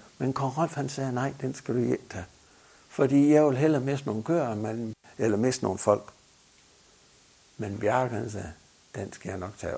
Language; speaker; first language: Danish; native; Danish